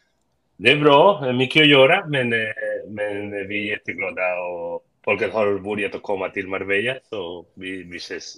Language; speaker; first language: Swedish; early bilingual, heritage; Spanish